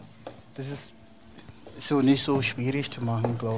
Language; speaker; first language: German; non-native, fluent; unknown